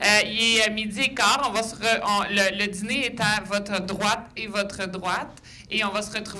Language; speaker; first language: French; native; French